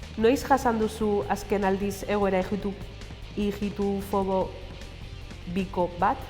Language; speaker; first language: Basque; early bilingual, other home language; Spanish